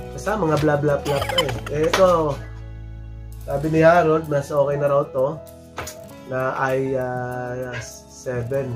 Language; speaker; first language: Filipino; non-native, local second language; Bikol